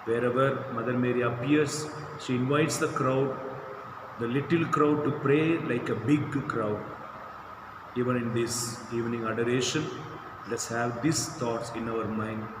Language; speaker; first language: English; non-native, local second language; Telugu